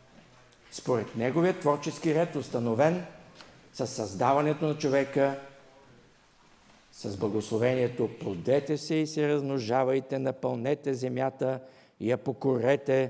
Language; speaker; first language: Bulgarian; native; Bulgarian